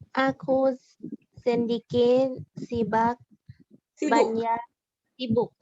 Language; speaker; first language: Indonesian; non-native, learner; Thai